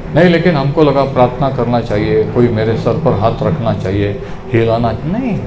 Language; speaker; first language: Hindi; non-native, local second language; Marathi